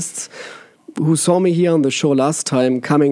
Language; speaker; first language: English; non-native, fluent; German